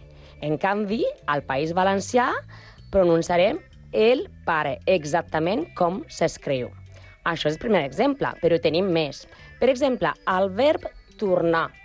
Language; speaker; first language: Catalan; non-native, learner; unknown